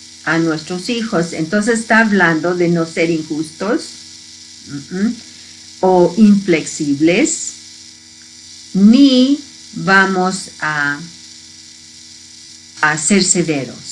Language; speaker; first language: Spanish; early bilingual, heritage; Spanish